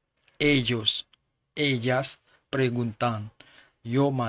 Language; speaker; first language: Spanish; non-native, learner; Haitian Creole